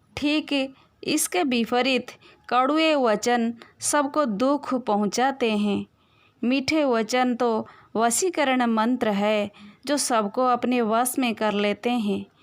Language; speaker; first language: Hindi; non-native, local second language; Odia